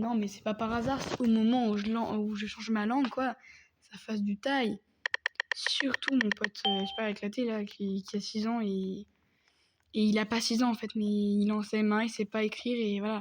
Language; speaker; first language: French; native; French